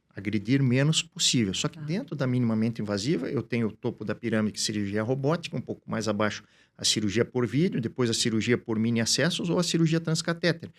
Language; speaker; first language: Portuguese; native; Portuguese